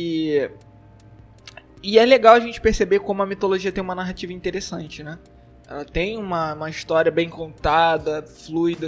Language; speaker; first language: Portuguese; native; Portuguese